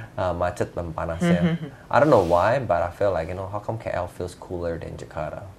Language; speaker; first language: English; non-native, fluent; Indonesian